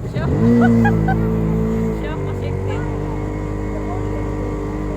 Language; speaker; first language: Swedish; non-native, learner; Filipino